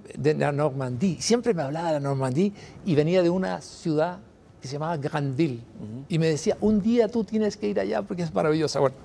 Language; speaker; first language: Spanish; native; Spanish